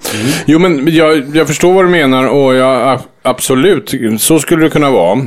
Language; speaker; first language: Swedish; native; Swedish